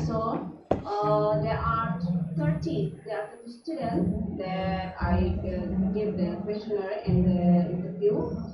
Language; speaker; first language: English; non-native, learner; Indonesian